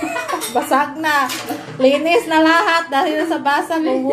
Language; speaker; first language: Filipino; non-native, learner; Indonesian